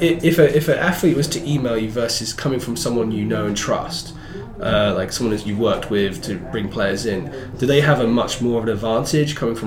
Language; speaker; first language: English; native; English